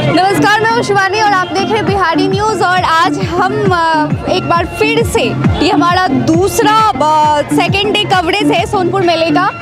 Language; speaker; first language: Hindi; native; Hindi